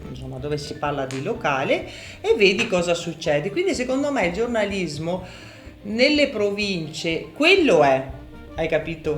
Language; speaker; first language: Italian; native; Italian